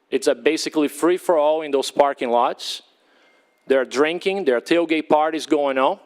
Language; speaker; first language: English; non-native, fluent; Portuguese